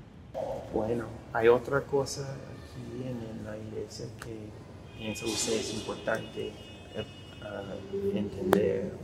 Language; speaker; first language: Spanish; non-native, fluent; English